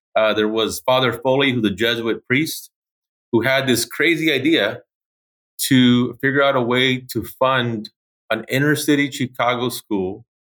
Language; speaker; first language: English; native; English